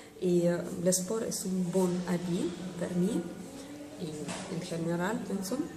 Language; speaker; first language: Catalan; non-native, learner; Estonian